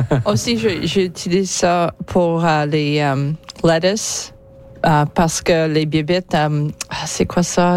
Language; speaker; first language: French; non-native, local second language; English